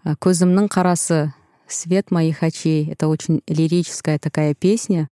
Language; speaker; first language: Russian; non-native, local second language; Kazakh